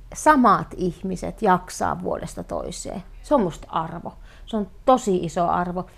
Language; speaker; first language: Finnish; native; Finnish